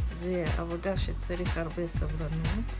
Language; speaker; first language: Hebrew; non-native, fluent; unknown